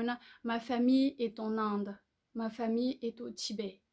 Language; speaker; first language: French; non-native, learner; Tibetan